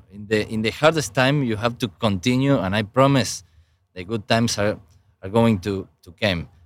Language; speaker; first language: English; non-native, fluent; Spanish